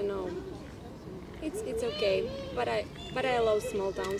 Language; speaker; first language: English; non-native, fluent; Croatian